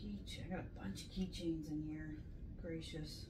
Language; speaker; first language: English; native; English